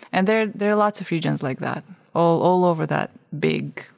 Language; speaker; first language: English; non-native, fluent; Russian